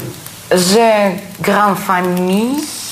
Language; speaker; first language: French; non-native, learner; Russian